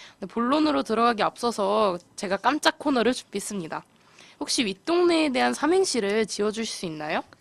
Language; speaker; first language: Korean; native; Korean